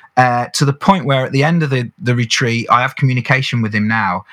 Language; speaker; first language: English; native; English